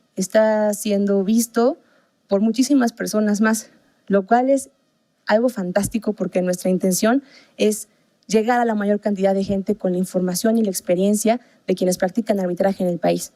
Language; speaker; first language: Spanish; native; Spanish